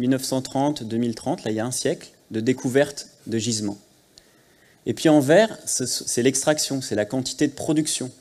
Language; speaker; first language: French; native; French